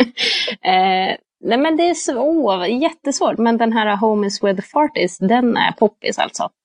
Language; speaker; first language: Swedish; native; Swedish